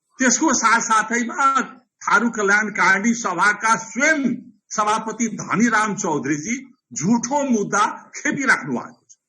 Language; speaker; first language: Nepali; non-native, local second language; Rana Tharu